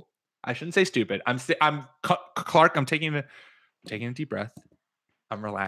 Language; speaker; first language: English; native; English